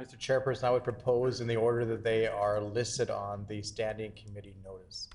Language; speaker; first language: English; native; English